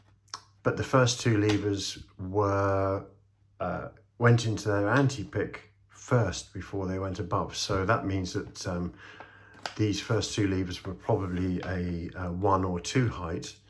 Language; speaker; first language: English; native; English